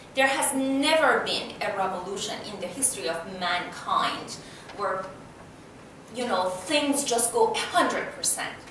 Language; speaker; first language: English; non-native, fluent; Persian